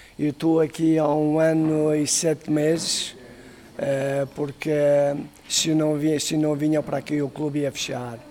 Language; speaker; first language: Portuguese; early bilingual, heritage; Portuguese